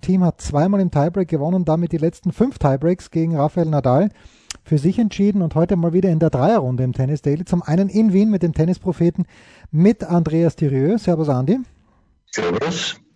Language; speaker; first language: German; native; German